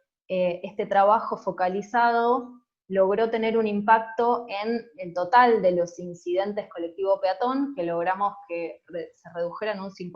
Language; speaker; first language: Spanish; native; Spanish